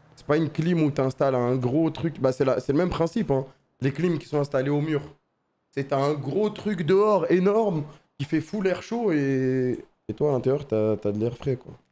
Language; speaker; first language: French; native; French